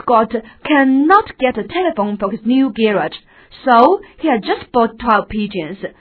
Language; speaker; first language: English; non-native, fluent; Chinese